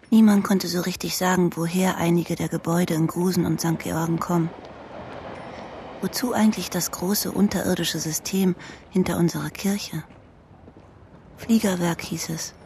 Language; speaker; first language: German; native; German